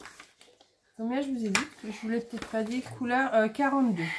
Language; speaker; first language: French; native; French